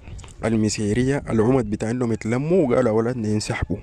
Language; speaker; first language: Arabic; native; Arabic